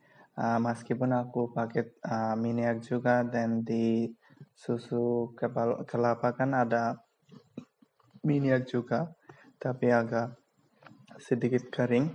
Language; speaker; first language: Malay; non-native, local second language; Bangla